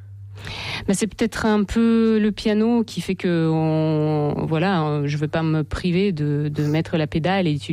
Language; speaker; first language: French; non-native, fluent; Russian